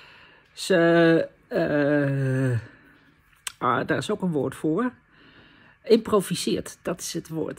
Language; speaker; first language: Dutch; native; Dutch